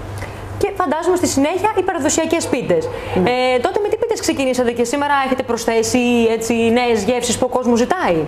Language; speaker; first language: Greek; native; Greek